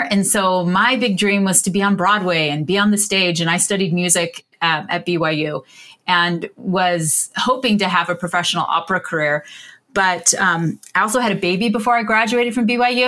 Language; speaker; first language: English; native; English